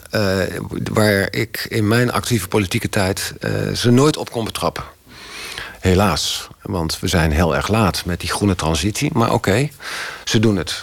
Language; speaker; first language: Dutch; native; Dutch